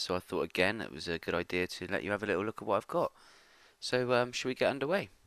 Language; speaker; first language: English; native; English